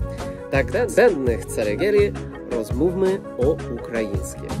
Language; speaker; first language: Polish; non-native, fluent; English